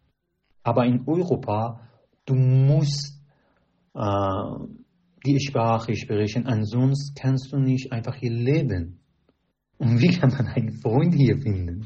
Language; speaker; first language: German; non-native, learner; Persian